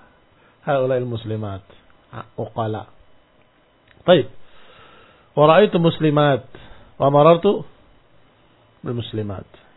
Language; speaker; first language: Arabic; non-native, fluent; Indonesian